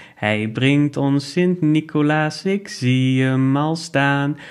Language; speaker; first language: Dutch; non-native, fluent; German